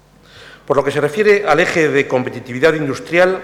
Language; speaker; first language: Spanish; native; Spanish